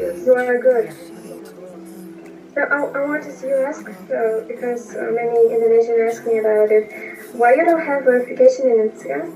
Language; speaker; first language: English; non-native, learner; Russian